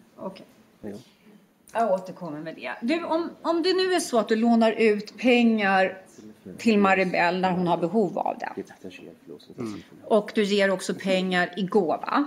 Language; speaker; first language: Swedish; native; Swedish